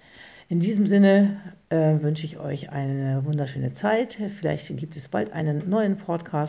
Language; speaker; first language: German; native; German